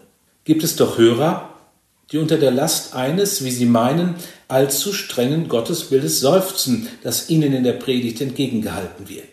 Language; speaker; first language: German; native; German